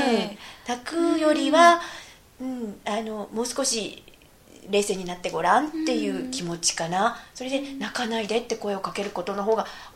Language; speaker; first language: Japanese; native; Japanese